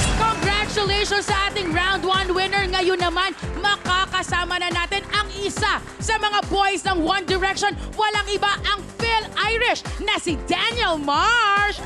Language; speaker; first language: Filipino; native; Filipino